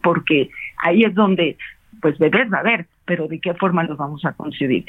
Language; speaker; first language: Spanish; native; Spanish